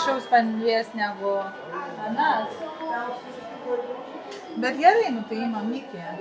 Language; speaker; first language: Lithuanian; native; Lithuanian